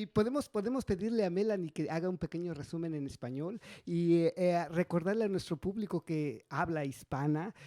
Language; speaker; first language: Spanish; native; Spanish